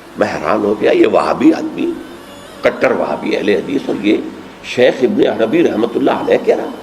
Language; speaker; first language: Urdu; native; Urdu